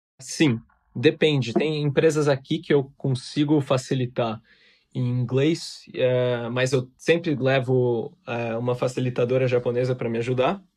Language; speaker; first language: Portuguese; native; Portuguese